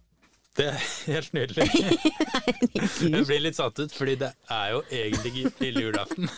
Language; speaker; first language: Norwegian; native; Norwegian